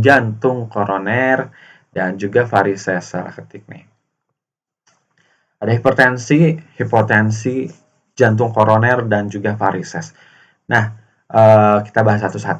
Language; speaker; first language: Indonesian; native; Indonesian